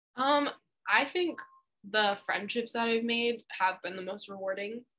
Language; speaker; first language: English; native; English